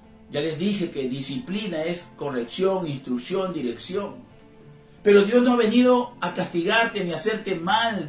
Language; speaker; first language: Spanish; native; Spanish